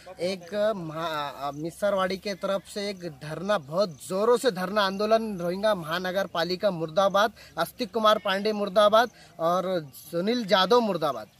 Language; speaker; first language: Hindi; non-native, local second language; Urdu